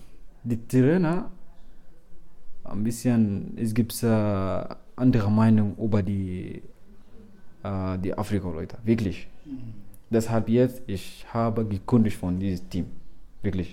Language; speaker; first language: German; non-native, learner; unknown